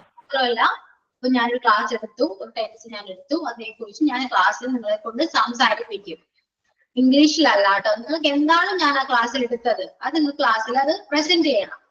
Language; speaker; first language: Malayalam; native; Malayalam